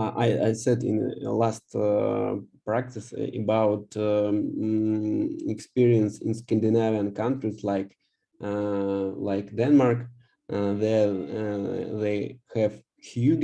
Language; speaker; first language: English; non-native, learner; Russian